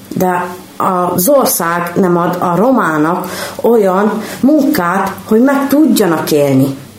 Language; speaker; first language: Hungarian; native; Hungarian